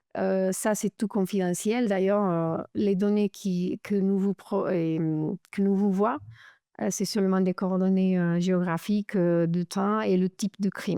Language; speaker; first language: French; non-native, fluent; Romanian